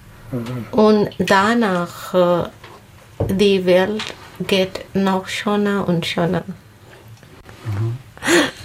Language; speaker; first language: German; non-native, learner; Bangla